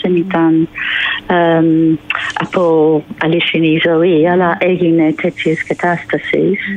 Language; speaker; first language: Greek; non-native, fluent; English